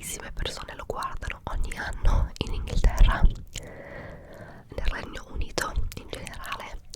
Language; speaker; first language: Italian; early bilingual, heritage; English